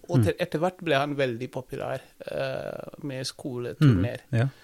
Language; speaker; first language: Norwegian; non-native, fluent; Wolof